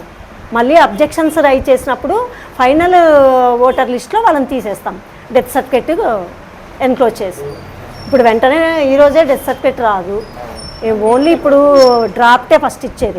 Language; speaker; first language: Telugu; native; Telugu